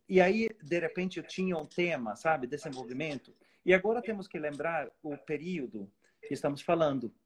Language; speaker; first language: Portuguese; non-native, fluent; Swedish